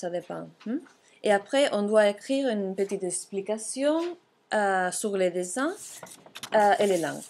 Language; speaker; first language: French; non-native, fluent; Catalan